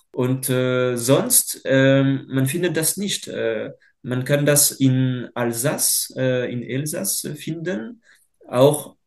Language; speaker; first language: German; non-native, fluent; French